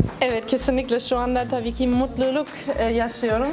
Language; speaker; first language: Turkish; non-native, fluent; German